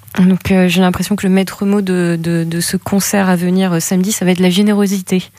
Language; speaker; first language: French; native; French